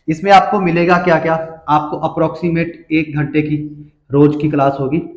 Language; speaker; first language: Hindi; native; Hindi